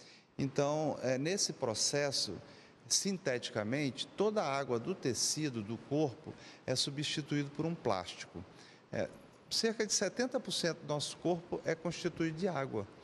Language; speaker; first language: Portuguese; native; Portuguese